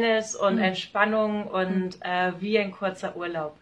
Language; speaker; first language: German; native; German